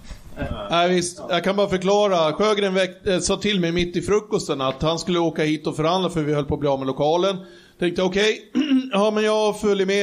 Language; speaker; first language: Swedish; native; Swedish